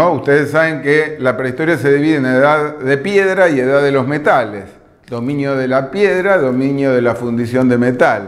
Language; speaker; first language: Spanish; native; Spanish